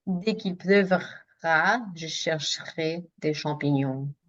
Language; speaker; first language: French; non-native, fluent; English